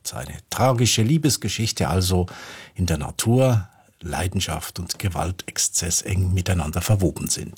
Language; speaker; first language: German; native; German